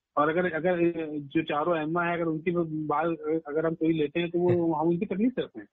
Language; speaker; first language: Urdu; native; Urdu